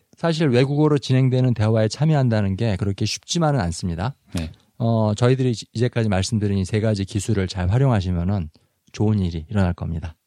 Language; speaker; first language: Korean; native; Korean